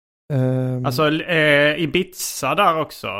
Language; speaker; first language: Swedish; native; Swedish